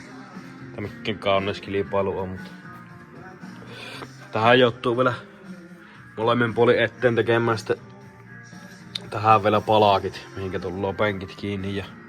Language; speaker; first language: Finnish; native; Finnish